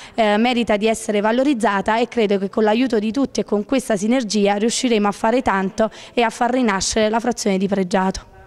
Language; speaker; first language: Italian; native; Italian